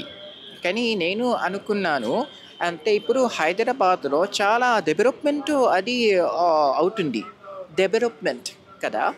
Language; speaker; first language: Telugu; non-native, learner; Japanese